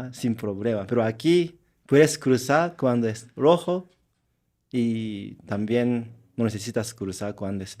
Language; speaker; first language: Spanish; non-native, learner; Japanese